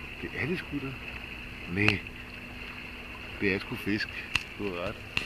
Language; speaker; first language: Danish; native; Danish